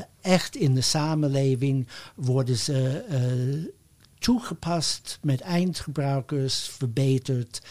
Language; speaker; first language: Dutch; non-native, fluent; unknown